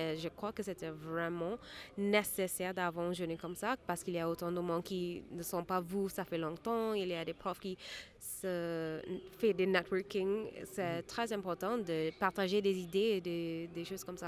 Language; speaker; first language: French; non-native, fluent; English